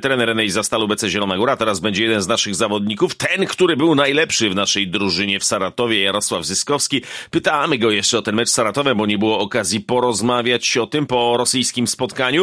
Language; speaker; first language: Polish; native; Polish